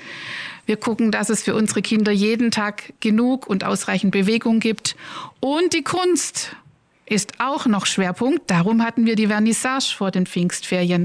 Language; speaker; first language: German; native; German